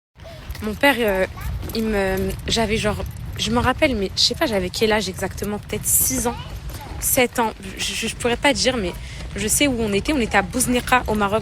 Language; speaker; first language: French; native; French